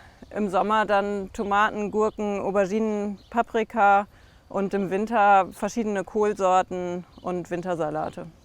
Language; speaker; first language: German; native; German